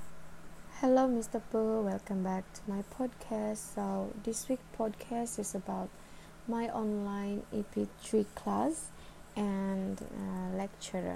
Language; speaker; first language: English; non-native, learner; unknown